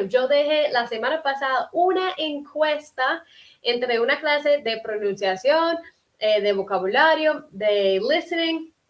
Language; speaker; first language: Spanish; early bilingual, heritage; Spanish